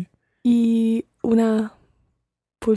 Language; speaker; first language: Spanish; non-native, learner; English